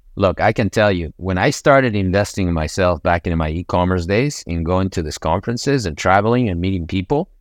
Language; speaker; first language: English; non-native, fluent; Spanish